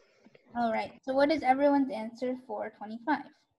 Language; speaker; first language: English; native; English